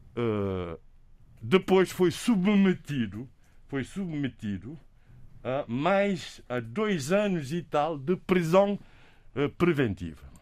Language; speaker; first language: Portuguese; non-native, local second language; Kabuverdianu